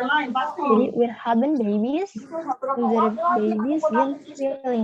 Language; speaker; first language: German; non-native, fluent; Indonesian